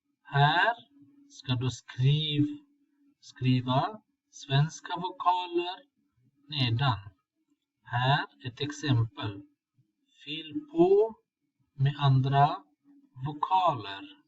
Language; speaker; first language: Swedish; non-native, fluent; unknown